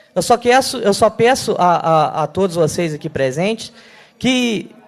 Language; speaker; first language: Portuguese; native; Portuguese